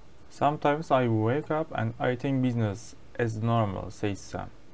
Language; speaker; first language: English; non-native, fluent; Turkish